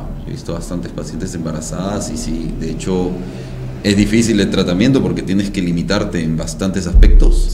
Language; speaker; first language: Spanish; native; Spanish